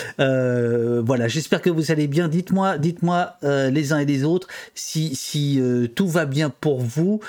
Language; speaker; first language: French; native; French